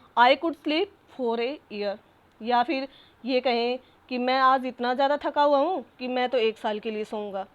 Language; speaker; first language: Hindi; native; Hindi